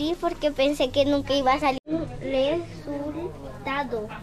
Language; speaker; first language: Spanish; native; Spanish